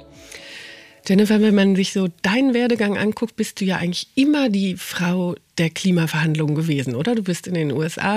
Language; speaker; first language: German; native; German